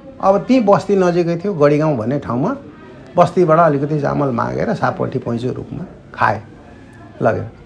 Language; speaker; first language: Nepali; non-native, local second language; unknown